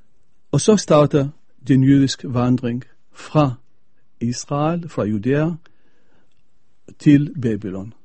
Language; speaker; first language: Danish; non-native, fluent; Arabic